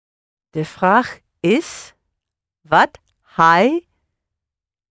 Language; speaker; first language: Dutch; non-native, learner; English